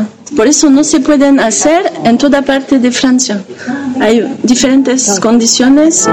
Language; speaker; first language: Spanish; non-native, learner; French